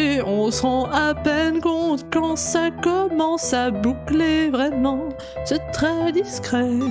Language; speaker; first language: French; native; French